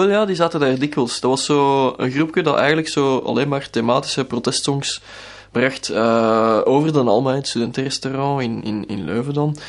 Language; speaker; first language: Dutch; native; Dutch